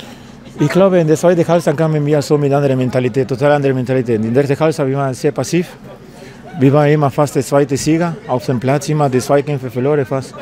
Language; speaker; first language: German; non-native, fluent; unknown